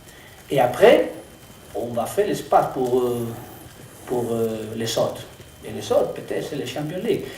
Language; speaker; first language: French; non-native, learner; Spanish